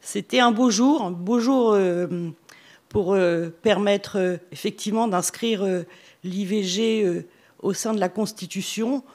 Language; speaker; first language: French; native; French